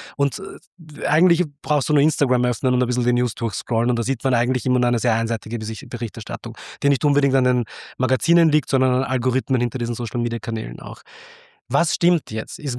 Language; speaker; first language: German; early bilingual, other home language; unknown